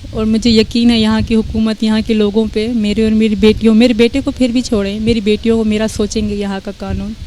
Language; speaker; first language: Hindi; non-native, local second language; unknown